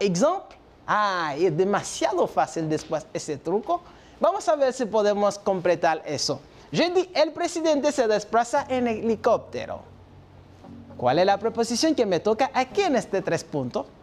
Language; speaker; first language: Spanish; non-native, fluent; French